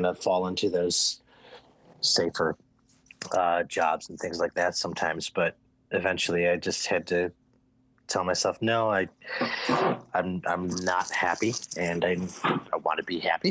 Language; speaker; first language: English; native; English